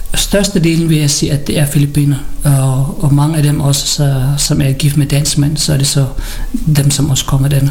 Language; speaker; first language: Danish; early bilingual, other home language; Filipino